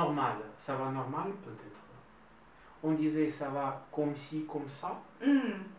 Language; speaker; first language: French; non-native, fluent; Russian